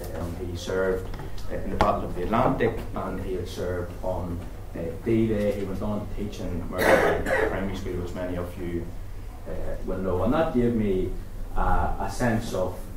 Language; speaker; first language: English; native; English